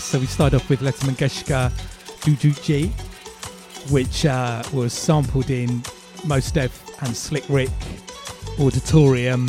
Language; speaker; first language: English; native; English